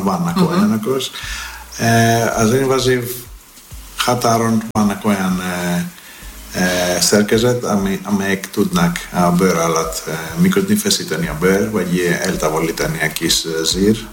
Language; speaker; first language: Hungarian; non-native, learner; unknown